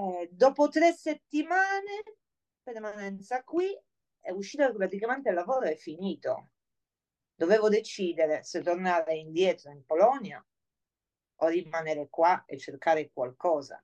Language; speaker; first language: Italian; non-native, fluent; Polish